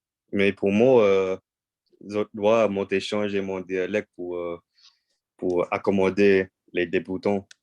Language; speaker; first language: French; non-native, learner; English